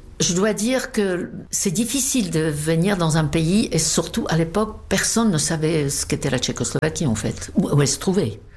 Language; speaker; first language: French; non-native, fluent; Czech